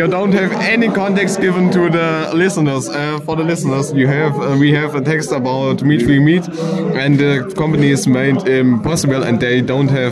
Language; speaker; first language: English; non-native, learner; German